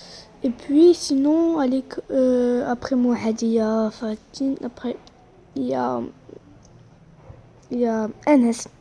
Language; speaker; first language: French; non-native, local second language; Arabic